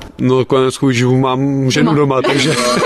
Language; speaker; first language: Czech; native; Czech